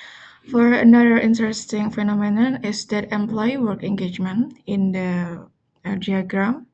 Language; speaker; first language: English; non-native, learner; Indonesian